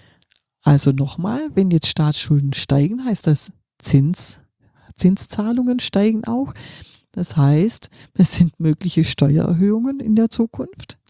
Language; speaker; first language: German; native; German